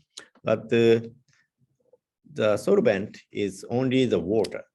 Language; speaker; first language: English; non-native, learner; Japanese